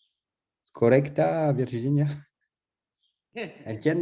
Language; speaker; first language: Spanish; non-native, learner; French